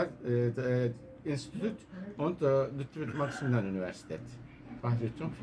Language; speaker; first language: German; non-native, learner; Turkish